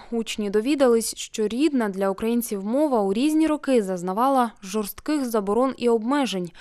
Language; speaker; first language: Ukrainian; native; Ukrainian